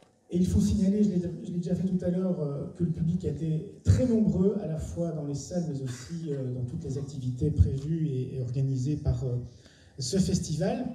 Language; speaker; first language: French; native; French